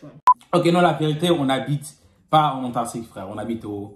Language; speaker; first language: French; native; French